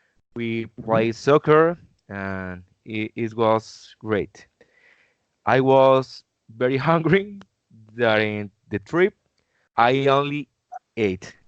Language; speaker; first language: English; non-native, learner; Spanish